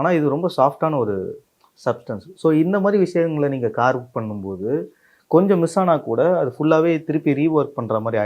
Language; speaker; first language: Tamil; native; Tamil